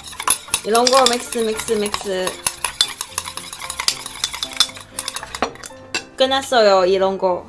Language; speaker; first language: Korean; non-native, learner; Cantonese